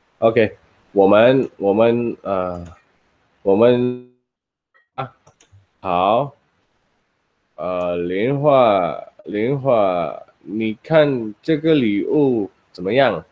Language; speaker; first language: Chinese; non-native, learner; Indonesian